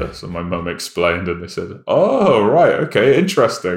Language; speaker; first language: English; native; English